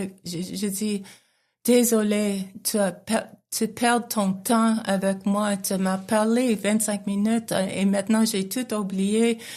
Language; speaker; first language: French; non-native, local second language; English